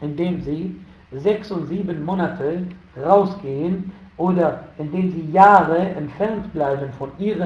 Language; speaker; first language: German; non-native, fluent; Arabic